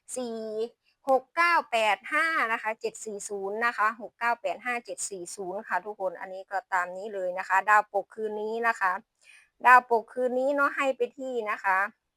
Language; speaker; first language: Thai; non-native, local second language; Lao